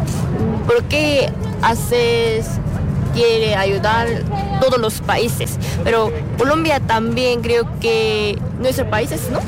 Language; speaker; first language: Spanish; non-native, learner; Korean